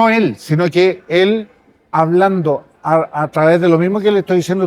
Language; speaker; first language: Spanish; native; Spanish